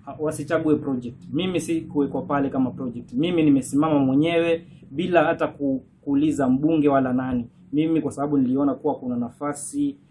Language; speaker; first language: Swahili; non-native, local second language; Giryama